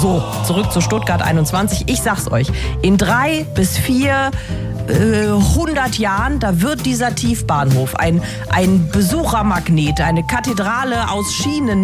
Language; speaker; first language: German; native; German